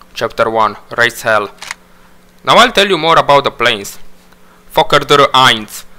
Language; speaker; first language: English; non-native, fluent; Romanian